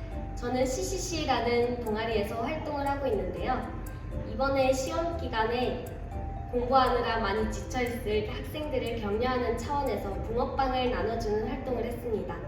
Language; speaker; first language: Korean; non-native, fluent; Mongolian